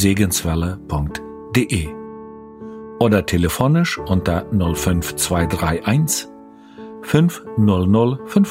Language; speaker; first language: German; native; German